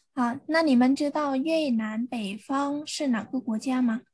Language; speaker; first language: Chinese; non-native, fluent; Vietnamese